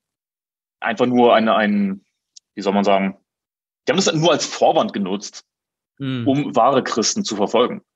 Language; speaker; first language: German; native; German